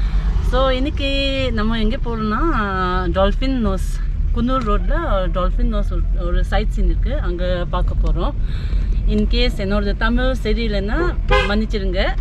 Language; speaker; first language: Tamil; non-native, local second language; Tibetan